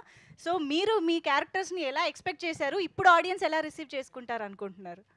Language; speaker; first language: Telugu; native; Telugu